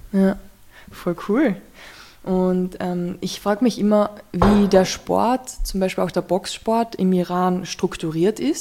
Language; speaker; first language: German; native; German